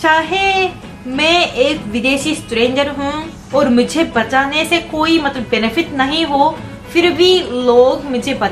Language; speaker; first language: Hindi; non-native, fluent; Japanese